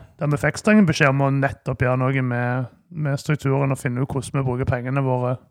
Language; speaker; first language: Norwegian; native; Norwegian